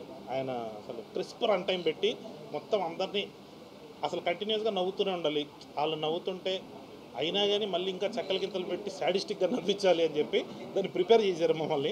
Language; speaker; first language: Telugu; native; Telugu